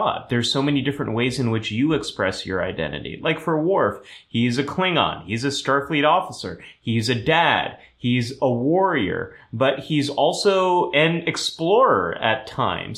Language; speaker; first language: English; early bilingual, other home language; German